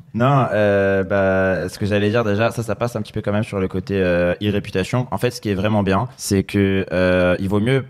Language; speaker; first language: French; native; French